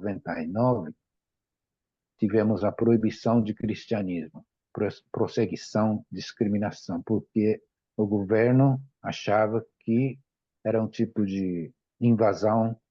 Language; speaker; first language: Portuguese; non-native, fluent; Japanese